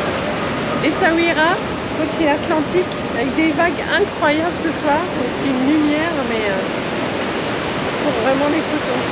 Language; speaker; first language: French; native; French